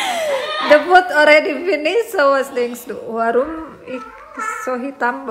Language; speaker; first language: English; non-native, learner; Indonesian